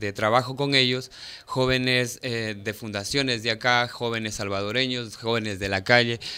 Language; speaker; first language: Spanish; native; Spanish